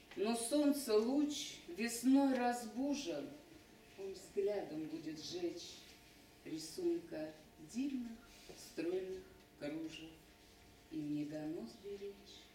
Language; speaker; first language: Russian; native; Russian